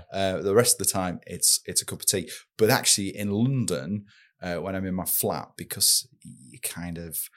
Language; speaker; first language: English; native; English